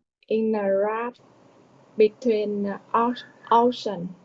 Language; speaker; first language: English; non-native, learner; Vietnamese